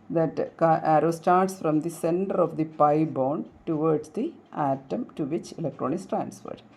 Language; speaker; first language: English; non-native, local second language; Malayalam